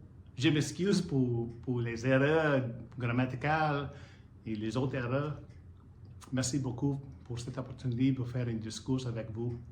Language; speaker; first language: French; non-native, learner; English